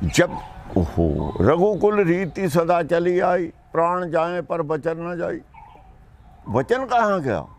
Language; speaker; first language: Hindi; non-native, local second language; Punjabi